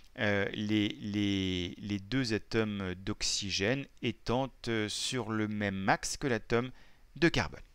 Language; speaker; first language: French; native; French